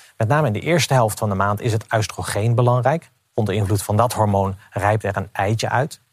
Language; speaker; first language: Dutch; native; Dutch